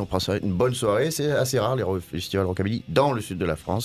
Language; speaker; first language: French; native; French